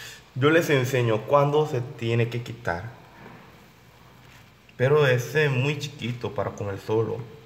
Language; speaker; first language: Spanish; non-native, learner; Korean